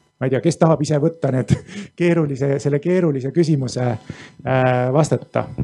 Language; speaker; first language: Estonian; native; Estonian